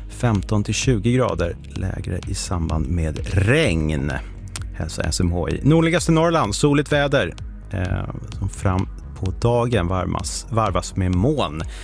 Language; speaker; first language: Swedish; native; Swedish